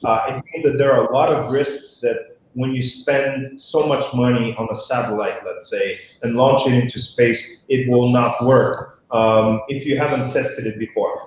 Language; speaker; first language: English; non-native, fluent; Bulgarian